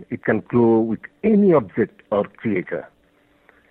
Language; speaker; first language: English; non-native, local second language; Bangla